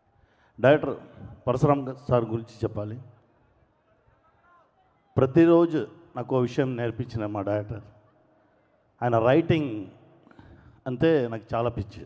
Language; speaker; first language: Telugu; non-native, learner; Tamil